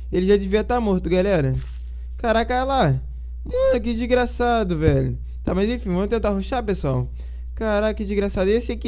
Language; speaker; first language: Portuguese; native; Portuguese